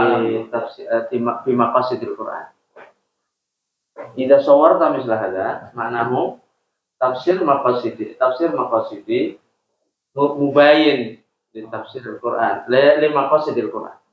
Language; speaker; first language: Arabic; non-native, fluent; Indonesian